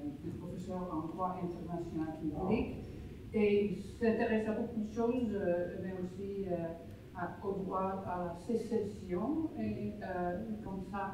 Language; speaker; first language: French; non-native, fluent; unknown